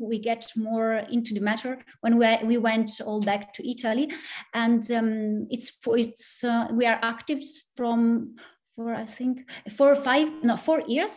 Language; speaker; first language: English; non-native, fluent; Italian